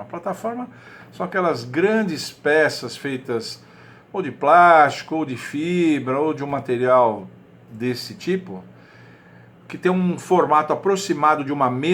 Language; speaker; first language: Portuguese; native; Portuguese